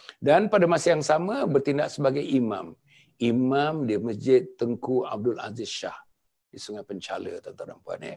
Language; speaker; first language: Malay; native; Malay